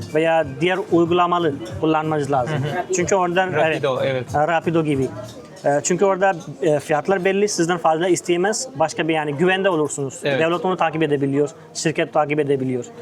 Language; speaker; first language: Turkish; non-native, fluent; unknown